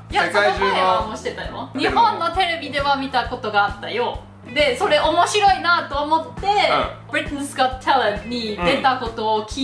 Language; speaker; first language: Japanese; non-native, fluent; German